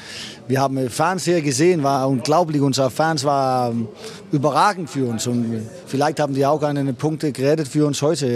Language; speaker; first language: German; non-native, fluent; Danish